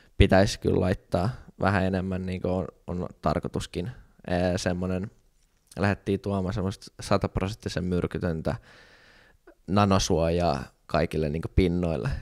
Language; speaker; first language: Finnish; native; Finnish